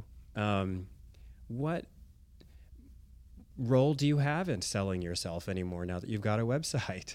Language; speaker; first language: English; native; English